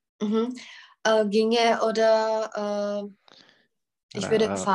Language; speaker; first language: German; non-native, fluent; Czech